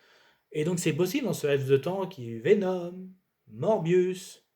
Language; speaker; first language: French; native; French